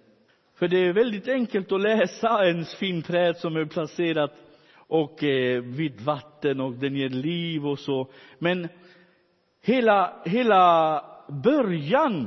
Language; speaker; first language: Swedish; non-native, fluent; Romany